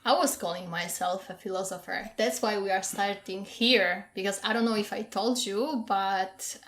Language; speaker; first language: English; non-native, fluent; Polish